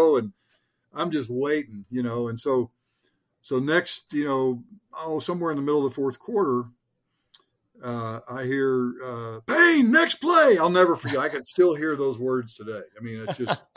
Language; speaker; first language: English; native; English